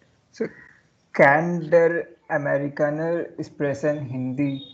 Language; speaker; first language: German; non-native, learner; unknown